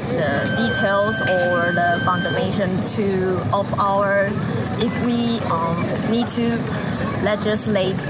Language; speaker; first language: English; non-native, learner; Chinese